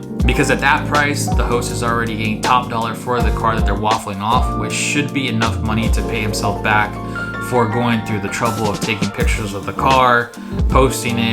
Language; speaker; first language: English; native; English